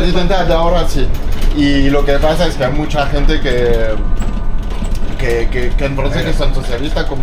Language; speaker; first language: Spanish; non-native, fluent; French